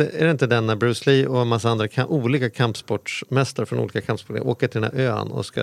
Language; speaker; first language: Swedish; native; Swedish